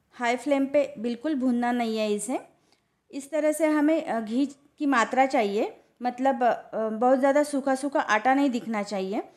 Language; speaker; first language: Hindi; non-native, local second language; Marathi